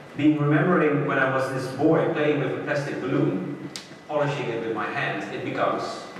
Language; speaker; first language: English; non-native, fluent; Dutch